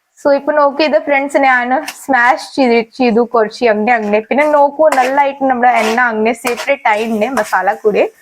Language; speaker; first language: Malayalam; non-native, learner; Hindi